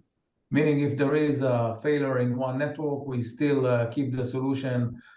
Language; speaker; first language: English; non-native, fluent; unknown